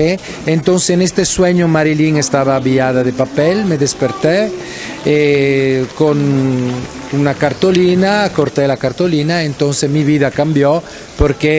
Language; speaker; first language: Spanish; non-native, fluent; Italian